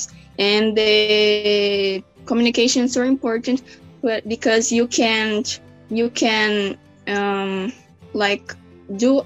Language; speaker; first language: English; non-native, learner; Portuguese